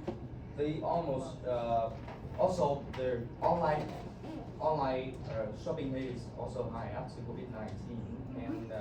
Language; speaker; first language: English; non-native, learner; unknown